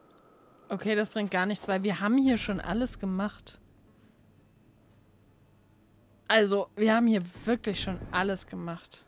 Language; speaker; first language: German; native; German